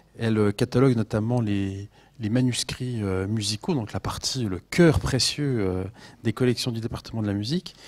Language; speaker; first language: French; native; French